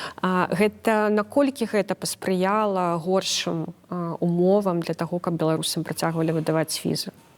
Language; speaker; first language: Belarusian; non-native, local second language; Russian